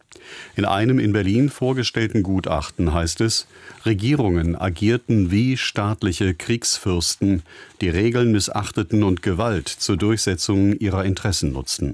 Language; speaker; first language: German; native; German